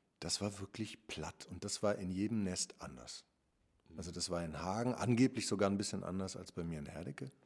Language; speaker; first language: German; native; German